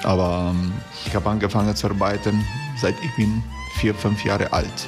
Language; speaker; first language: German; non-native, fluent; Croatian